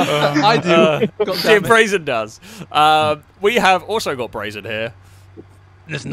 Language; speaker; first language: English; native; English